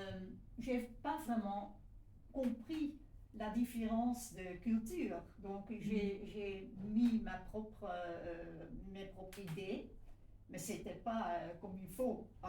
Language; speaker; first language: French; non-native, fluent; Dutch